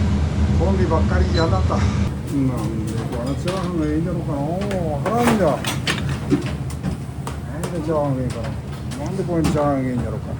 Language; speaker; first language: Japanese; native; Japanese